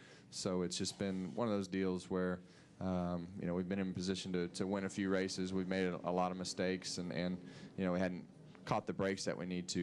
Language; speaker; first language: English; native; English